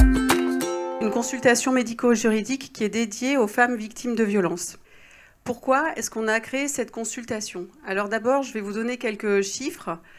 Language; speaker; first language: French; native; French